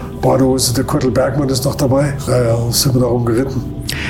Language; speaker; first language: German; native; German